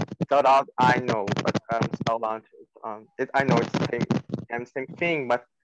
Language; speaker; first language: English; non-native, learner; Portuguese